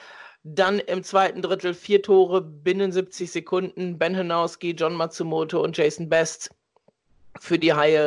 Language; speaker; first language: German; native; German